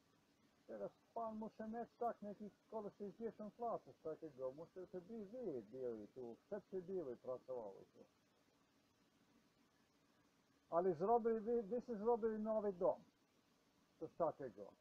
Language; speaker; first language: Polish; non-native, learner; Croatian